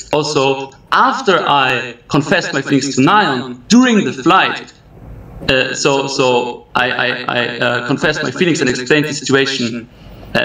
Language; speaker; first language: English; early bilingual, other home language; German